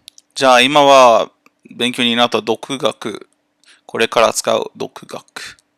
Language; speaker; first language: Japanese; non-native, learner; English